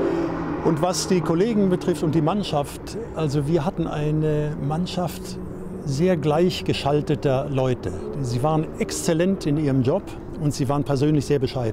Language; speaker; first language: German; native; German